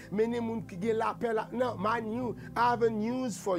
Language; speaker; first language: English; non-native, fluent; Haitian Creole